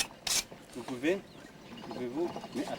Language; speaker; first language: French; non-native, learner; Romanian